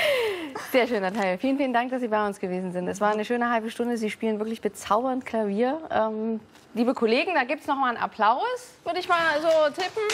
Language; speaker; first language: German; native; German